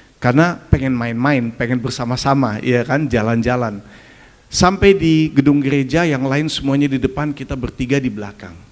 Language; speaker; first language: Indonesian; early bilingual, other home language; German